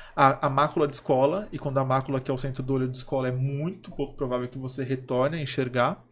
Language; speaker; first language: Portuguese; native; Portuguese